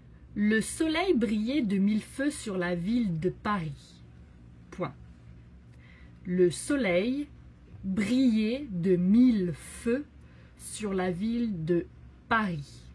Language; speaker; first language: French; native; French